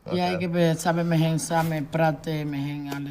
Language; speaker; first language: Dutch; non-native, learner; Spanish